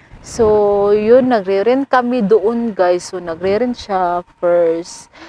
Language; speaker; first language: Filipino; non-native, local second language; Cebuano